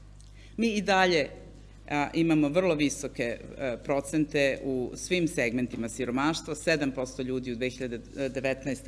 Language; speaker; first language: Serbian; native; Serbian